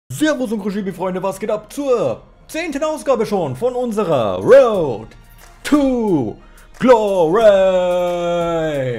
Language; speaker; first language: German; native; German